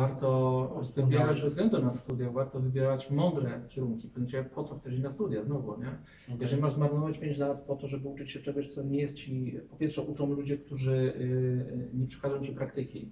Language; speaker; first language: Polish; native; Polish